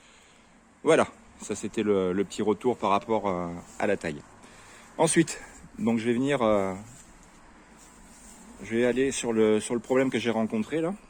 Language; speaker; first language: French; native; French